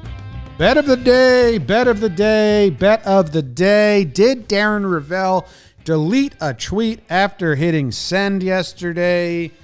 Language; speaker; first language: English; native; English